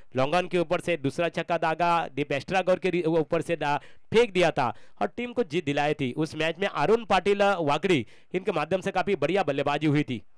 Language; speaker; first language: Hindi; non-native, local second language; Marathi